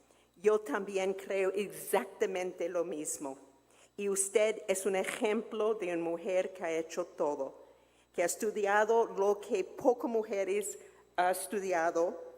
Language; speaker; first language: Spanish; non-native, fluent; English